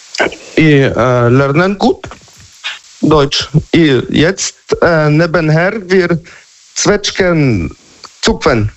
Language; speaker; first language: German; non-native, learner; Polish